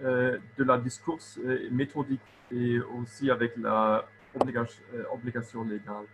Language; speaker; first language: French; non-native, local second language; German